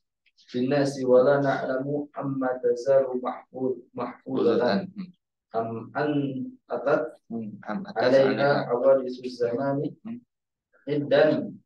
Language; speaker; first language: Arabic; non-native, fluent; Indonesian